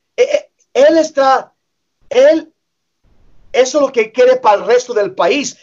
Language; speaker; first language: Spanish; early bilingual, heritage; English